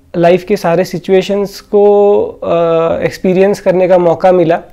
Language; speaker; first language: Hindi; non-native, local second language; Odia